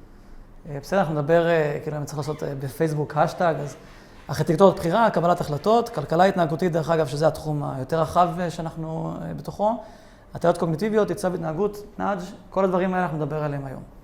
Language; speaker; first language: Hebrew; native; Hebrew